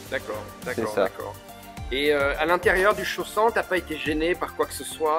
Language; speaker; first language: French; native; French